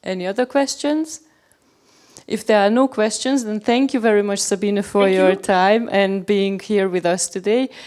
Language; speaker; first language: English; non-native, fluent; Hungarian